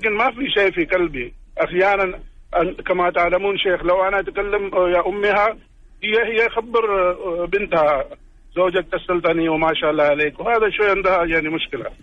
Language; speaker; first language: Arabic; non-native, learner; Urdu